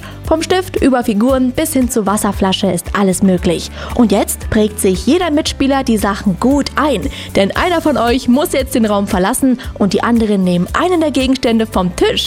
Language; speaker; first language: German; native; German